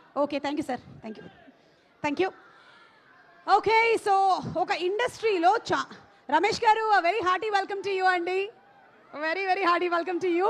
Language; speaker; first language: Telugu; native; Telugu